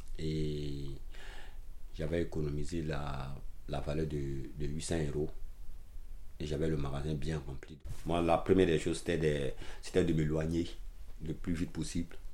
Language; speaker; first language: French; non-native, local second language; Dyula